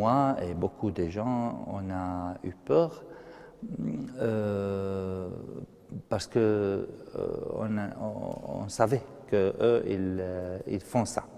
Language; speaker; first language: French; non-native, fluent; Arabic